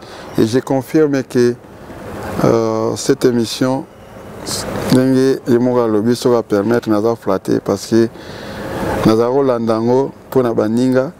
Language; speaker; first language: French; non-native, local second language; Lingala